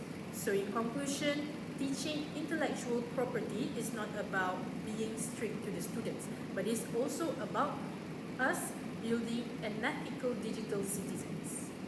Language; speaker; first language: English; non-native, local second language; Malay